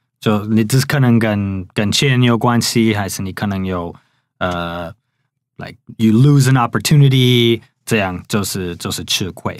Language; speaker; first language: Chinese; non-native, fluent; English